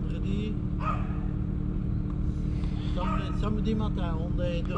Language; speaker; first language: French; non-native, fluent; Dutch